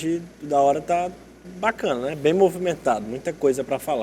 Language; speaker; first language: Portuguese; native; Portuguese